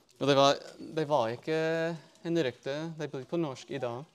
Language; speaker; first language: Norwegian; non-native, fluent; English